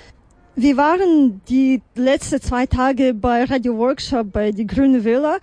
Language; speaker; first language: German; non-native, fluent; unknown